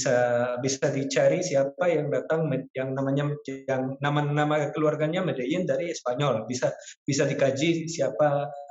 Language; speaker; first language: Indonesian; non-native, fluent; Spanish